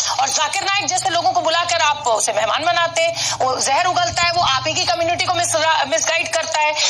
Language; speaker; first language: Hindi; native; Hindi